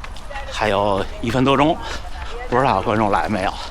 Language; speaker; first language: Chinese; native; Chinese